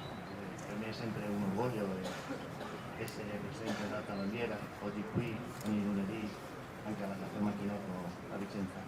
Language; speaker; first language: Italian; non-native, learner; Spanish